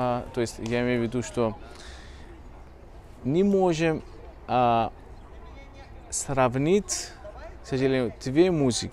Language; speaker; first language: Russian; non-native, fluent; Greek